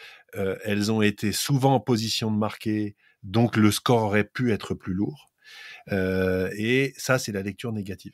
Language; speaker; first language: French; native; French